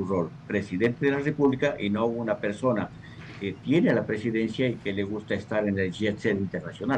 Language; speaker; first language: Spanish; native; Spanish